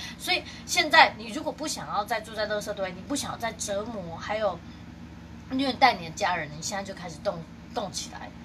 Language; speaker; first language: Chinese; native; Chinese